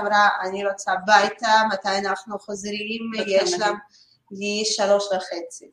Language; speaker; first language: Hebrew; non-native, learner; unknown